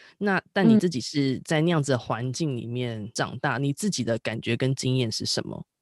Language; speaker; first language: Chinese; native; Chinese